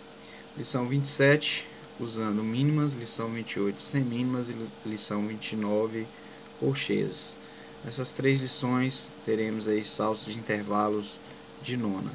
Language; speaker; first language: Portuguese; native; Portuguese